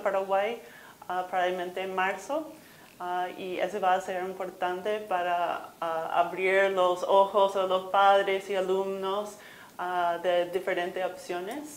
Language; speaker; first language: Spanish; non-native, fluent; English